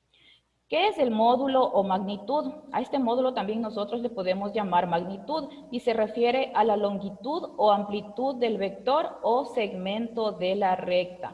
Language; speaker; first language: Spanish; native; Spanish